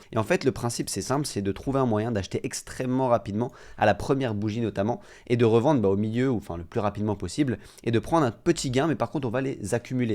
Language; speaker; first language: French; native; French